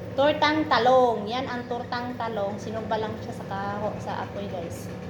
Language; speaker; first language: Filipino; non-native, local second language; Cebuano